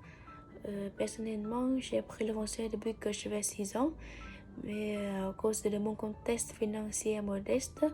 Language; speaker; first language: French; non-native, fluent; Vietnamese